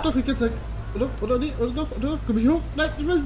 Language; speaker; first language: German; native; German